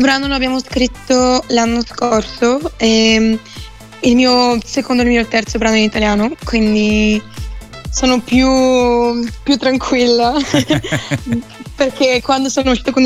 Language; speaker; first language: Italian; non-native, fluent; Bulgarian